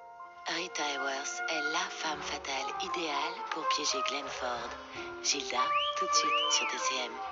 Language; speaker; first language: French; native; French